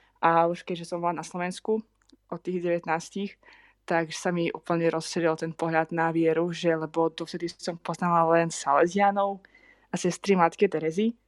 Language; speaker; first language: Slovak; non-native, fluent; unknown